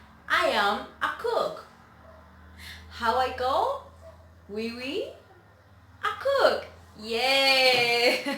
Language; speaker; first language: English; non-native, learner; Spanish